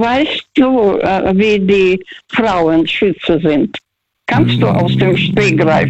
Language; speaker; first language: German; early bilingual, heritage; German